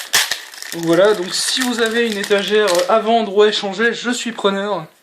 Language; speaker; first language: French; native; French